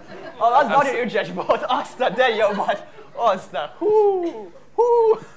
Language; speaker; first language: Hungarian; non-native, fluent; English